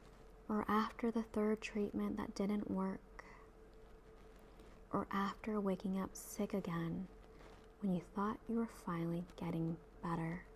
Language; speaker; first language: English; native; English